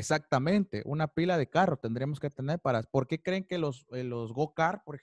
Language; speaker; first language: Spanish; native; Spanish